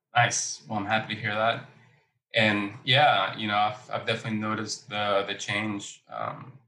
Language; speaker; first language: English; early bilingual, other home language; Spanish